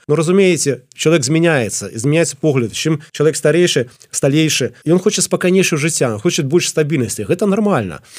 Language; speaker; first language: Belarusian; non-native, local second language; Russian